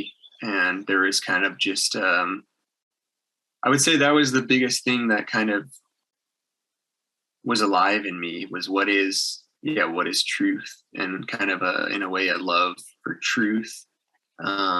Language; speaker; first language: English; native; English